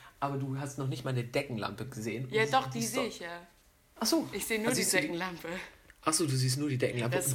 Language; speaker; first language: German; native; German